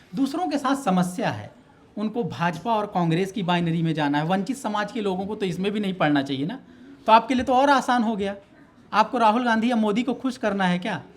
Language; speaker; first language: Hindi; native; Hindi